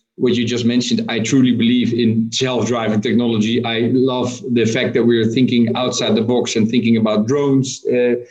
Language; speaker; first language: English; non-native, fluent; Dutch